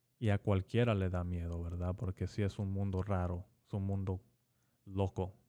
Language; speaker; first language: Spanish; early bilingual, heritage; Spanish